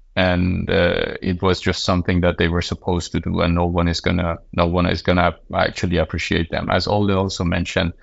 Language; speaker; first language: English; non-native, fluent; Persian